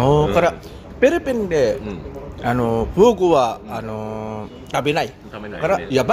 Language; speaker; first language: Japanese; non-native, learner; Filipino